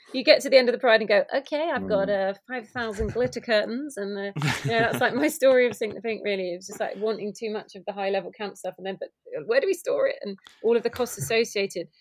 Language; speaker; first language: English; native; English